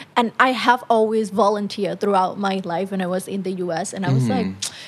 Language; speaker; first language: English; non-native, fluent; Thai